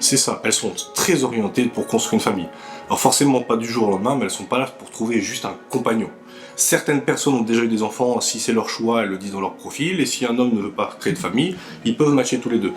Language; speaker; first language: French; native; French